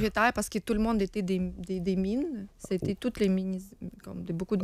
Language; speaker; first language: French; non-native, learner; Ukrainian